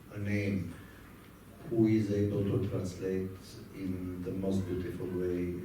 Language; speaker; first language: English; non-native, fluent; Albanian